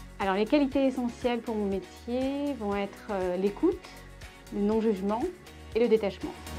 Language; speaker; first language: French; native; French